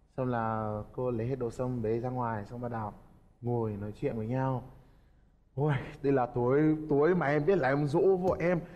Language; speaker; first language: Vietnamese; non-native, fluent; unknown